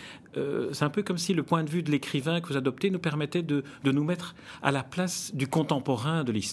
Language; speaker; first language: French; native; French